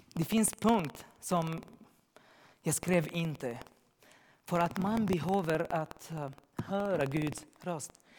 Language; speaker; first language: Swedish; non-native, learner; Arabic